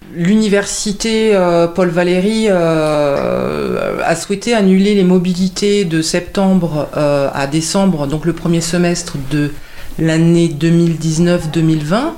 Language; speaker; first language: French; native; French